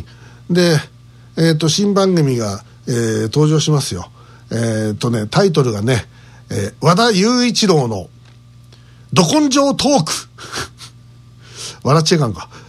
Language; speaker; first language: Japanese; native; Japanese